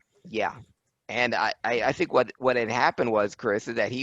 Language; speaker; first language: English; native; English